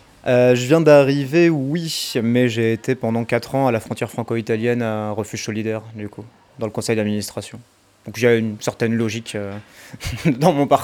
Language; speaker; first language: French; native; French